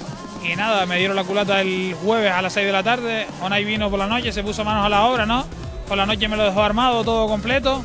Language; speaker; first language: Spanish; native; Spanish